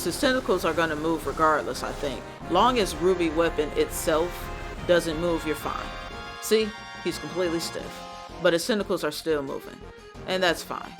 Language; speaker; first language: English; native; English